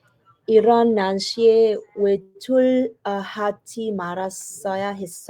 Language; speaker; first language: Korean; non-native, learner; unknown